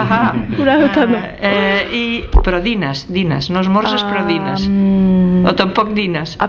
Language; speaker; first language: Catalan; native; Catalan